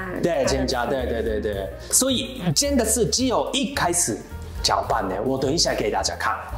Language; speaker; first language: Chinese; non-native, learner; Japanese